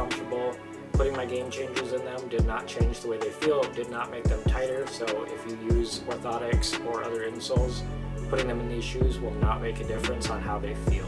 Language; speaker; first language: English; native; English